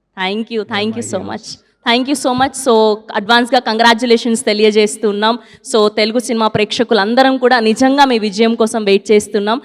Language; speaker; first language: Telugu; native; Telugu